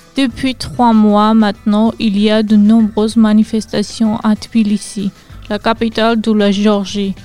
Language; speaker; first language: French; non-native, learner; Georgian